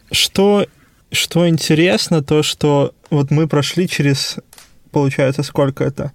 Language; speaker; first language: Russian; native; Russian